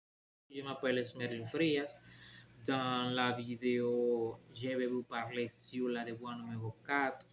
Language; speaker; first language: French; non-native, learner; Spanish